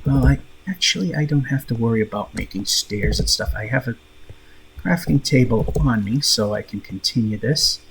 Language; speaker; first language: English; native; English